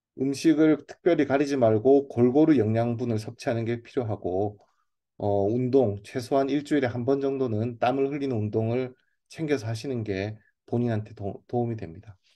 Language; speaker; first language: Korean; native; Korean